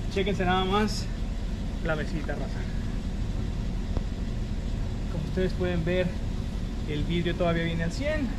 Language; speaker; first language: Spanish; native; Spanish